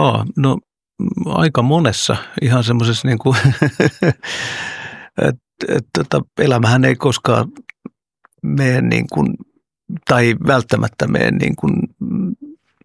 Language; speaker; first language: Finnish; early bilingual, other home language; Oromo